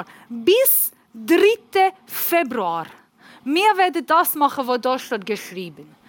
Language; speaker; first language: German; non-native, learner; Persian